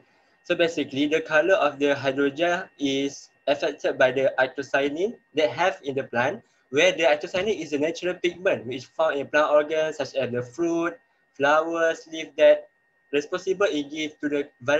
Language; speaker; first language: English; non-native, local second language; Malay